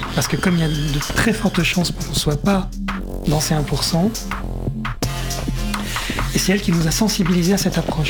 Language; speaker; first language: French; native; French